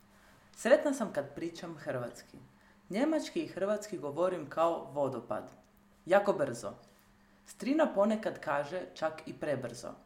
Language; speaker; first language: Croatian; early bilingual, heritage; Croatian